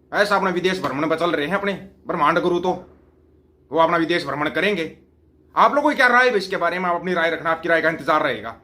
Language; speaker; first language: Hindi; non-native, local second language; Punjabi